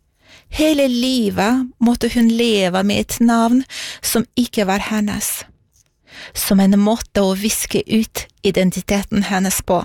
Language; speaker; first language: Norwegian; non-native, fluent; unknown